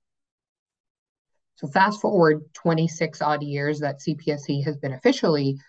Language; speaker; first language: English; native; English